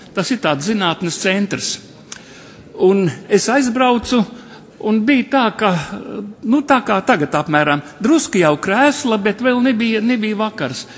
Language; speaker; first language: Latvian; native; Latvian